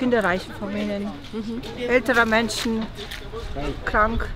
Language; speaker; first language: German; non-native, fluent; Romanian